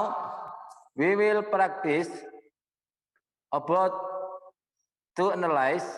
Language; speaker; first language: English; non-native, learner; Indonesian